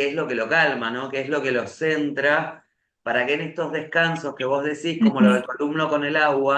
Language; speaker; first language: Spanish; native; Spanish